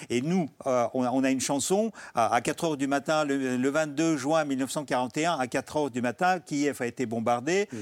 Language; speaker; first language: French; non-native, fluent; Russian